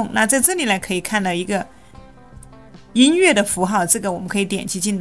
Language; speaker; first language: Chinese; native; Chinese